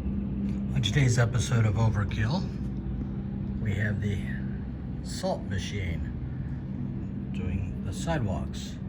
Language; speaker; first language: English; native; English